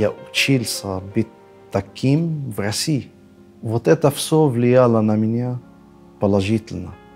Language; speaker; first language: Russian; non-native, fluent; Arabic